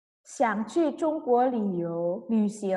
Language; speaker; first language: Chinese; non-native, fluent; Indonesian